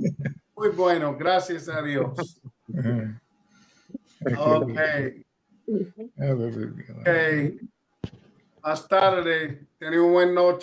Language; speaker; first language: Spanish; non-native, learner; English